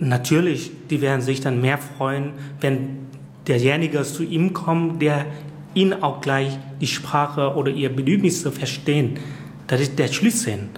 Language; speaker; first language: German; non-native, fluent; Vietnamese